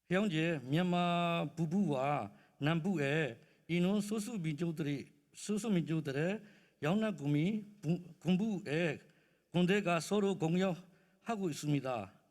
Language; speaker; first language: Korean; non-native, learner; Burmese